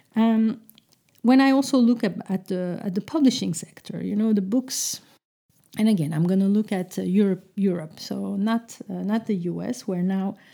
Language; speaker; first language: English; non-native, fluent; Turkish